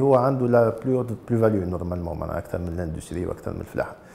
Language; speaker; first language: French; non-native, local second language; Arabic